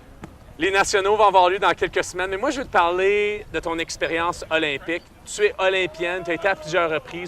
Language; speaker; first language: French; native; French